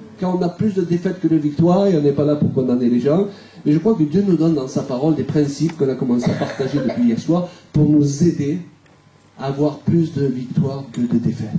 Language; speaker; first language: French; native; French